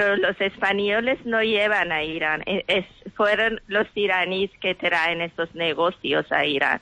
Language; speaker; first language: Spanish; non-native, learner; Persian